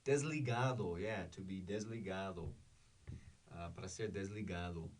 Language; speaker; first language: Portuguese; non-native, learner; English